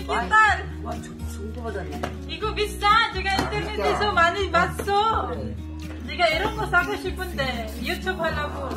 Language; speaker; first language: Korean; non-native, learner; Filipino